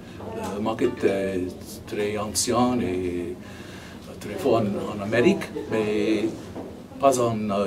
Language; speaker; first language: French; non-native, learner; English